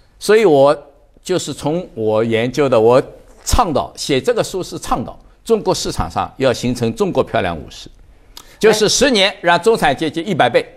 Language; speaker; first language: Chinese; native; Chinese